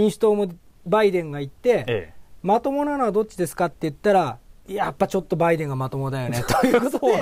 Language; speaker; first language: Japanese; native; Japanese